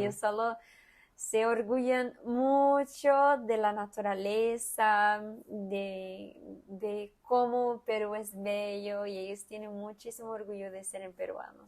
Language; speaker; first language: Spanish; non-native, fluent; Portuguese